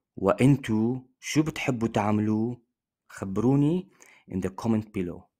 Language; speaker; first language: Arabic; native; Arabic